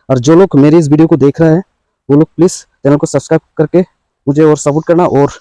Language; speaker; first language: Hindi; non-native, local second language; Bangla